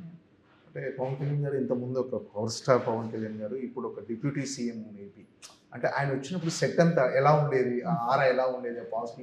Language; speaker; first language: Telugu; native; Telugu